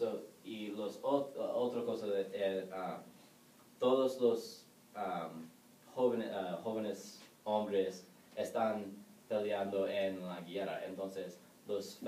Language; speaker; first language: Spanish; non-native, learner; English